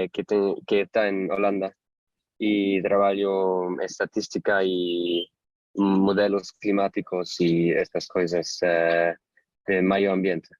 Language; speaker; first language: Portuguese; non-native, fluent; German